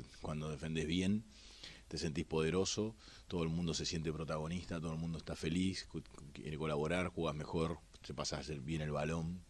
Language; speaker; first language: Spanish; native; Spanish